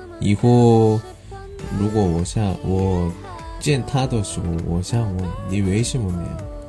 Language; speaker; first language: Chinese; non-native, learner; Korean